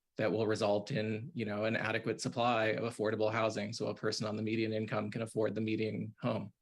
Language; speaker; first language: English; native; English